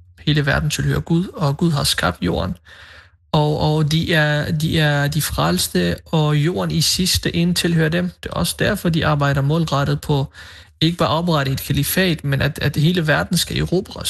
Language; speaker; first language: Danish; early bilingual, other home language; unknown